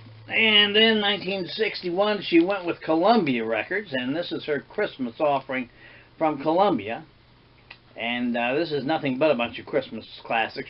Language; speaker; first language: English; native; English